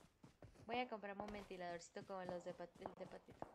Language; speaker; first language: Spanish; native; Spanish